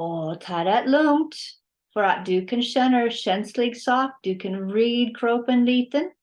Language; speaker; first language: Swedish; non-native, learner; English